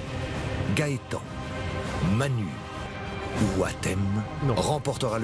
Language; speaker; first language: French; native; French